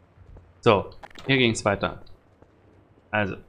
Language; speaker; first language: German; native; German